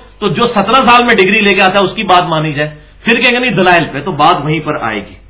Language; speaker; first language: Urdu; non-native, local second language; Punjabi